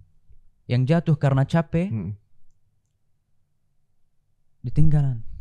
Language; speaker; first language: Indonesian; non-native, fluent; Arabic